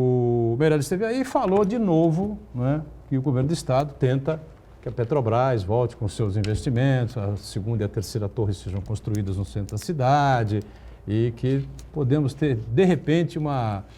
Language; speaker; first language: Portuguese; native; Portuguese